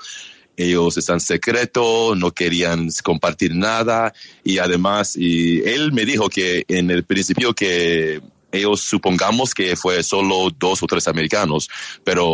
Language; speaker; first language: Spanish; non-native, learner; English